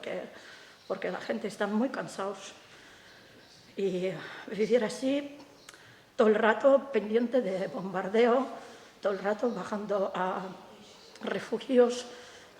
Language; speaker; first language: Spanish; non-native, fluent; Ukrainian